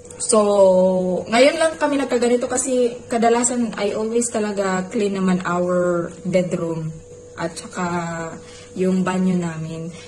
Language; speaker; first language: Filipino; non-native, local second language; Cebuano